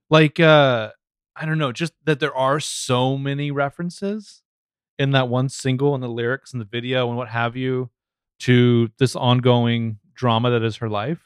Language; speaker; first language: English; native; English